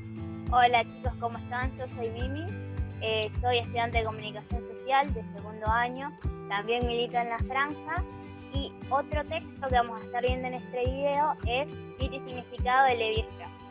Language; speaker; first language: Spanish; native; Spanish